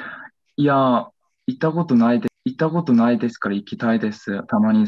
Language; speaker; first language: Japanese; non-native, learner; Korean